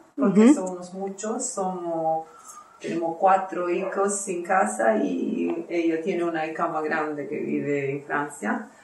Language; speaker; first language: Spanish; non-native, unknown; Italian